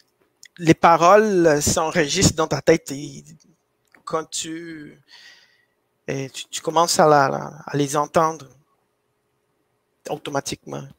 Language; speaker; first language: French; non-native, fluent; Portuguese